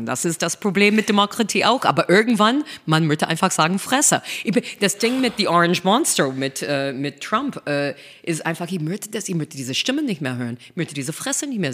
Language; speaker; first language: German; non-native, fluent; English